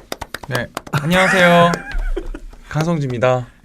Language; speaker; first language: Korean; native; Korean